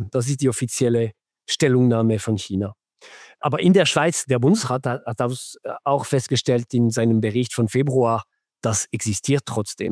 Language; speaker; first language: German; non-native, fluent; French